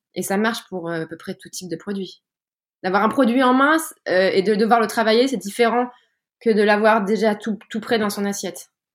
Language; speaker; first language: French; native; French